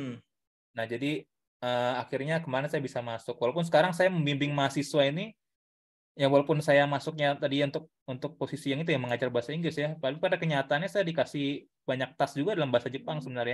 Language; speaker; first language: Indonesian; native; Indonesian